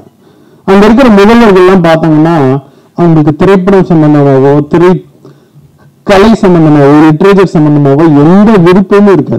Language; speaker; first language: Tamil; native; Tamil